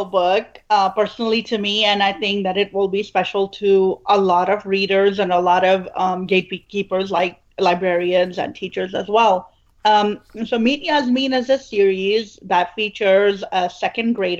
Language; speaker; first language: English; non-native, local second language; Urdu